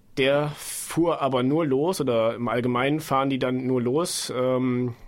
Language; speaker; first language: German; native; German